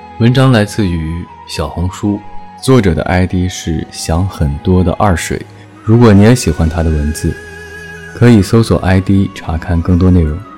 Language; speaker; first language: Chinese; native; Chinese